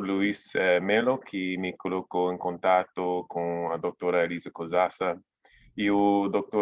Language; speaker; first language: Portuguese; non-native, fluent; English